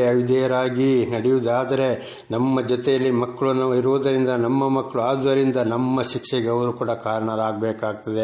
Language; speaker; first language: Kannada; native; Kannada